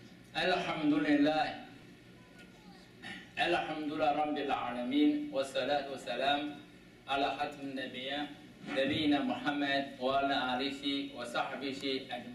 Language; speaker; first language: Arabic; non-native, learner; Chinese